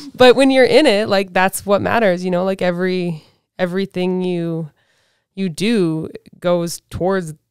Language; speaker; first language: English; native; English